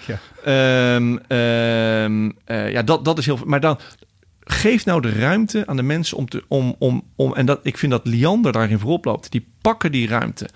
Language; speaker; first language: Dutch; native; Dutch